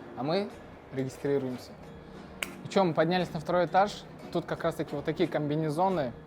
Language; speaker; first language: Russian; non-native, fluent; Turkmen